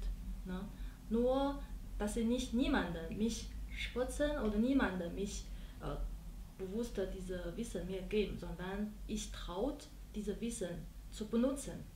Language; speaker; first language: German; non-native, learner; Chinese